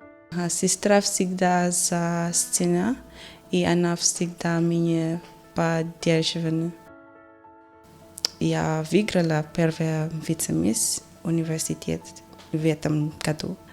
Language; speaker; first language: Russian; non-native, learner; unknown